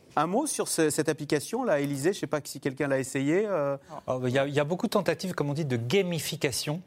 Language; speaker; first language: French; native; French